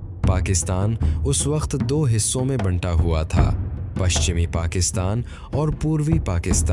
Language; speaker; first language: Hindi; native; Hindi